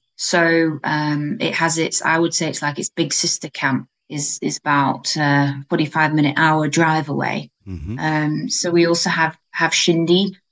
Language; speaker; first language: English; native; English